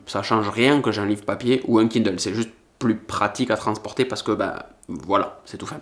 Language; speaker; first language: French; native; French